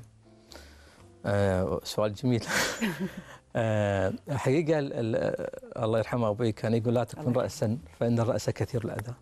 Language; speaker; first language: Arabic; native; Arabic